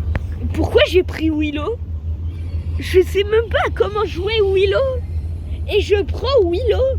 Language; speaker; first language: French; native; French